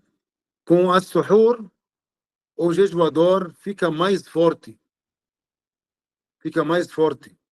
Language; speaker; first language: Portuguese; non-native, fluent; Arabic